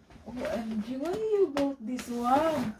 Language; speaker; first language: English; non-native, learner; Filipino